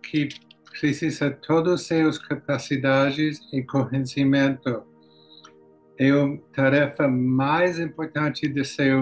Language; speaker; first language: Portuguese; non-native, learner; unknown